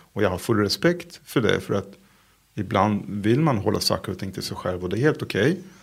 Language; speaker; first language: Swedish; non-native, fluent; Hebrew